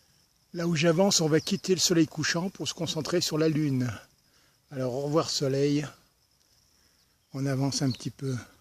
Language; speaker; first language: French; native; French